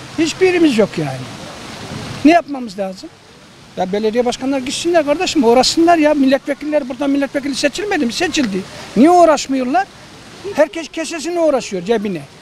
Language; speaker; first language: Turkish; native; Turkish